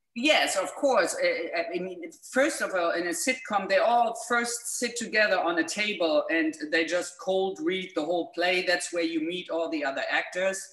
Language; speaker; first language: English; non-native, fluent; German